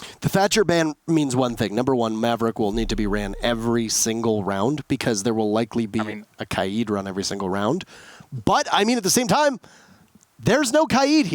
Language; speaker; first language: English; native; English